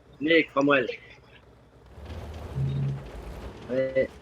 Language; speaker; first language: French; native; French